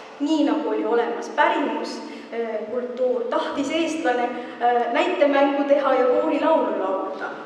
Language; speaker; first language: Estonian; native; Estonian